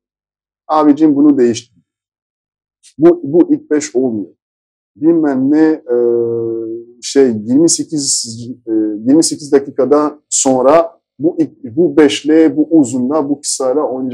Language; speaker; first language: Turkish; non-native, fluent; French